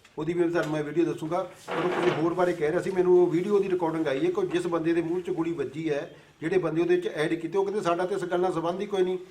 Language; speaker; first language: Punjabi; native; Punjabi